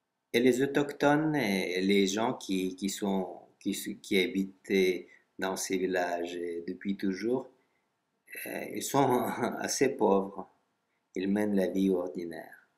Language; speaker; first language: French; non-native, fluent; Russian